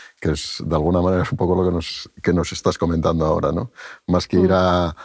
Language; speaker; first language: Spanish; native; Spanish